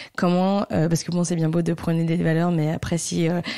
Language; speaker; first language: French; native; French